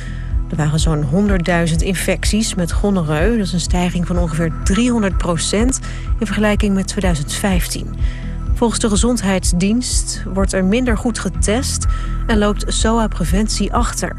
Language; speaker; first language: Dutch; native; Dutch